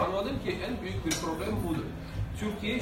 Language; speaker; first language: Turkish; non-native, fluent; Russian